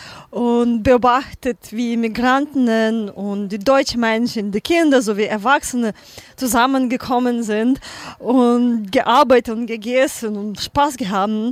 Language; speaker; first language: German; non-native, learner; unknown